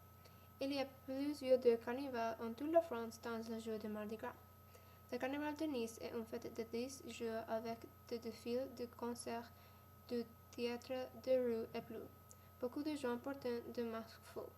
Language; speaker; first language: French; non-native, learner; English